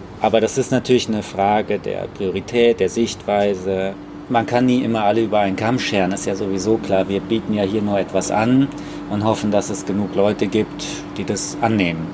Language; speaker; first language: German; native; German